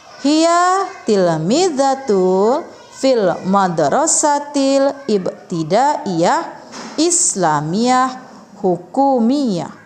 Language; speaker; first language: Arabic; non-native, fluent; Indonesian